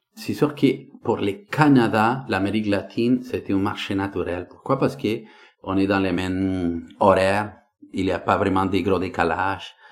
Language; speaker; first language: French; non-native, fluent; Spanish